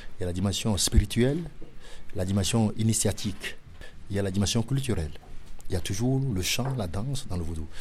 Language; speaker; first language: French; non-native, local second language; Ewe